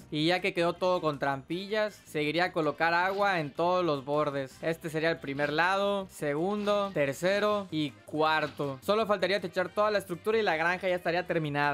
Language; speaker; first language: Spanish; native; Spanish